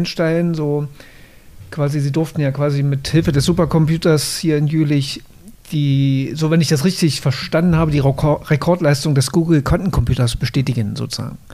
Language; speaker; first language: German; native; German